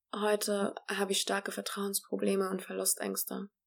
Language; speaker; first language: German; early bilingual, other home language; Polish